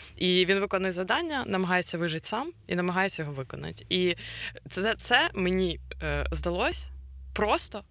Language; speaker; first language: Ukrainian; native; Ukrainian